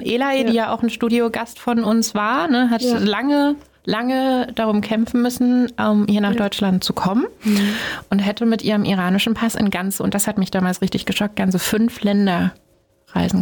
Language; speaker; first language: German; native; German